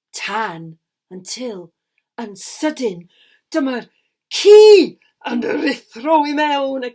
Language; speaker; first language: Welsh; non-native, fluent; English